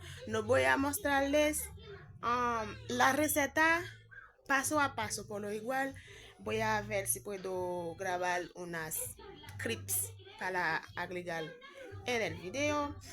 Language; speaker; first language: Spanish; non-native, fluent; Haitian Creole